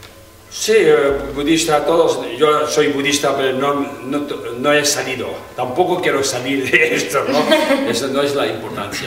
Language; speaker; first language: Spanish; non-native, fluent; Tibetan